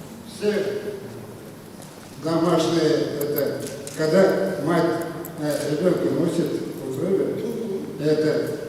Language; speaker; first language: Russian; non-native, local second language; Kazakh